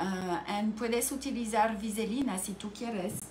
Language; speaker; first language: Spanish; non-native, learner; French